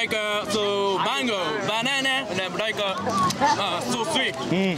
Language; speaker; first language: English; non-native, learner; Japanese